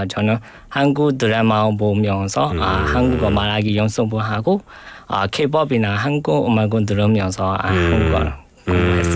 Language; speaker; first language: Korean; non-native, learner; Burmese